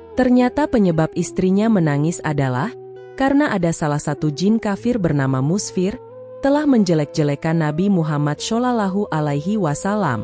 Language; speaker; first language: Indonesian; native; Indonesian